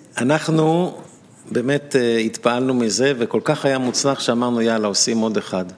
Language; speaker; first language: Hebrew; native; Hebrew